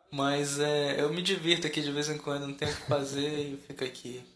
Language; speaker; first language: Portuguese; native; Portuguese